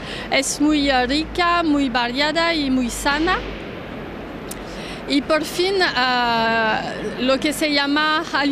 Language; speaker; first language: Spanish; non-native, fluent; Korean